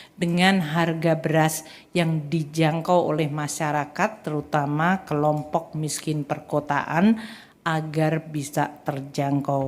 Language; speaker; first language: Indonesian; native; Indonesian